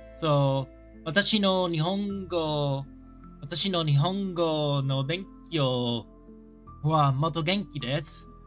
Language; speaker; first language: Japanese; non-native, learner; English